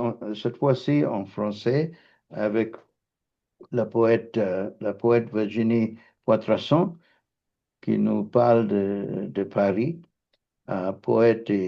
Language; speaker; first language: French; non-native, fluent; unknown